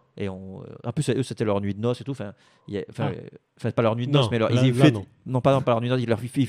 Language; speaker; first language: French; native; French